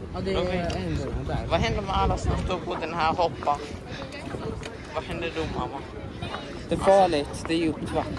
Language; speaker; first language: Swedish; early bilingual, other home language; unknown